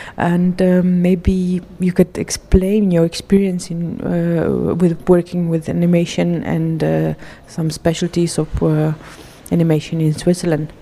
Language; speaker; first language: English; non-native, fluent; Bosnian